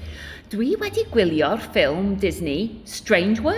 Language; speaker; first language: Welsh; non-native, learner; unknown